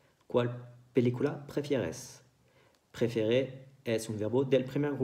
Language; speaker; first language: Spanish; non-native, fluent; French